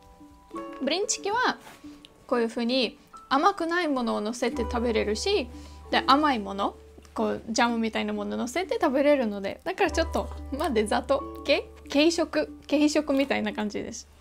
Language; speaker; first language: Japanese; non-native, fluent; Russian